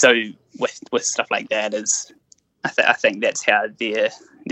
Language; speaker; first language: English; native; English